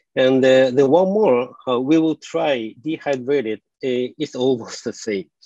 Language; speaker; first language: English; non-native, fluent; Japanese